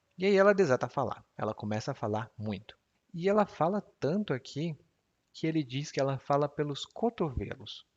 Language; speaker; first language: Portuguese; native; Portuguese